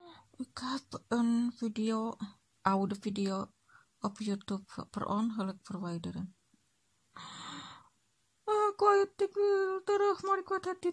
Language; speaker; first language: Dutch; non-native, learner; Indonesian